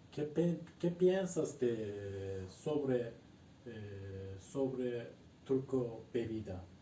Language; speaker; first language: Spanish; non-native, learner; Turkish